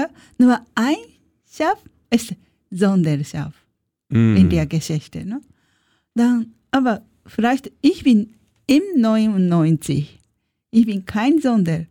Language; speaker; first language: German; non-native, learner; Japanese